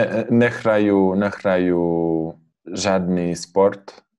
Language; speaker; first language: Czech; non-native, learner; Polish